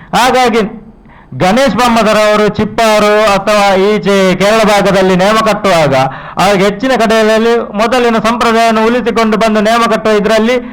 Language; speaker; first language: Kannada; non-native, local second language; Tulu